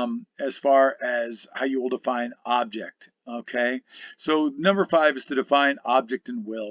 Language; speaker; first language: English; native; English